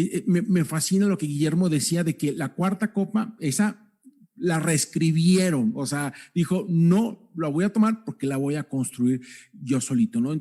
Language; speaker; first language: Spanish; native; Spanish